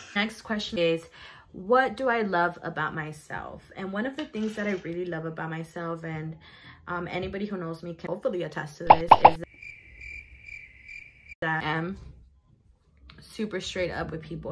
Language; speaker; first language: English; early bilingual, other home language; Spanish